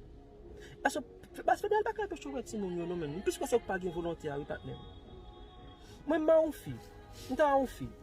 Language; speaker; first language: French; non-native, local second language; Haitian Creole